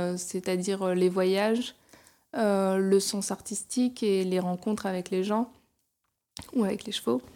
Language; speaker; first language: French; native; French